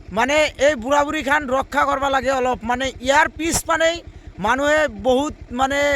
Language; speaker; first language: Assamese; non-native, local second language; Bangla